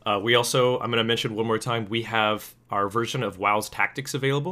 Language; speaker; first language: English; native; English